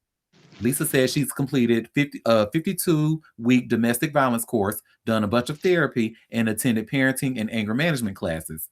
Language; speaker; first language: English; native; English